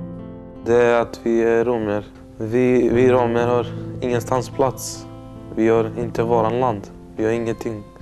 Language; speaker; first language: Swedish; early bilingual, other home language; Romany